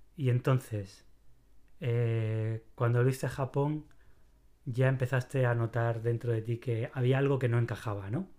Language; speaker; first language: Spanish; native; Spanish